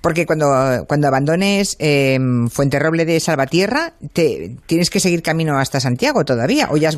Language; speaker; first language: Spanish; native; Spanish